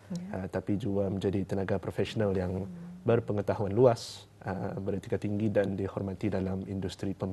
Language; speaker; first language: Malay; native; Malay